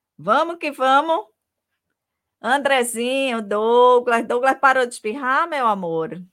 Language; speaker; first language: Portuguese; native; Portuguese